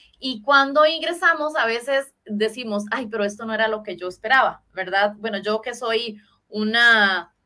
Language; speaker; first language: Spanish; native; Spanish